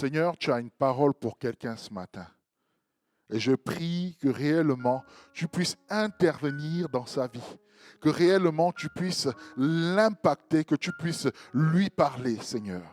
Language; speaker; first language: French; native; French